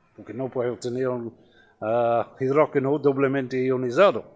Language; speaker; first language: Spanish; non-native, fluent; English